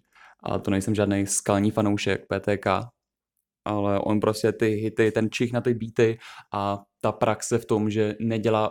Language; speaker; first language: Czech; native; Czech